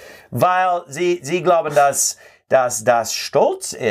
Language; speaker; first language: German; non-native, fluent; English